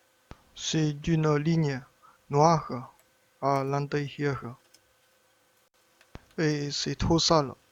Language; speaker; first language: French; non-native, learner; Chinese